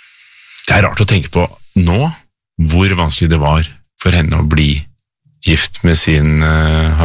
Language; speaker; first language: Norwegian; native; Norwegian